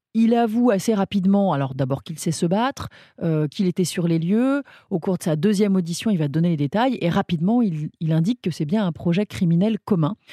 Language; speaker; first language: French; native; French